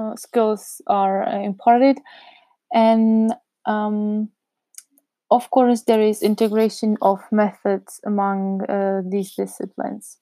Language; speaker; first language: English; non-native, fluent; Czech